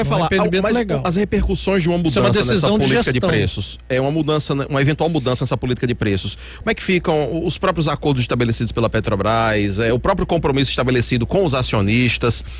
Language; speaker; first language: Portuguese; native; Portuguese